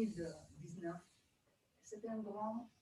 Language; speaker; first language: French; non-native, learner; Albanian